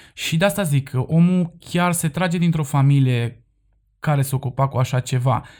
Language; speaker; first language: Romanian; native; Romanian